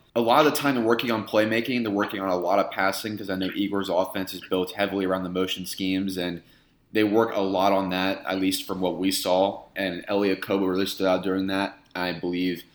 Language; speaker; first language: English; native; English